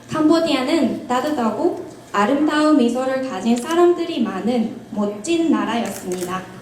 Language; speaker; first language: Korean; non-native, fluent; Japanese